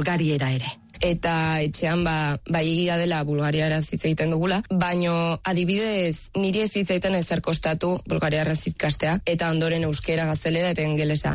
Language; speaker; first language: Basque; early bilingual, other home language; Bulgarian